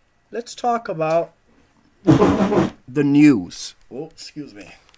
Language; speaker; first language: English; non-native, fluent; Portuguese